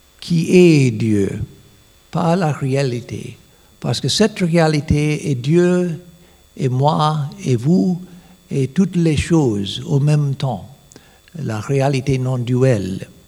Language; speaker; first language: French; non-native, fluent; English